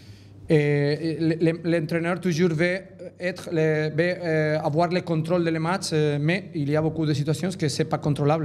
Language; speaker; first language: French; non-native, learner; Spanish